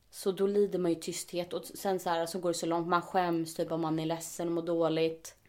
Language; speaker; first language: Swedish; early bilingual, other home language; Spanish